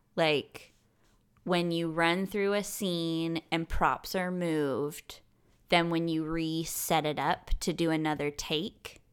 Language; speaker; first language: English; native; English